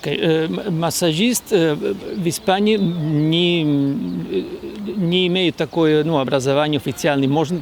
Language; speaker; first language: Russian; non-native, fluent; Spanish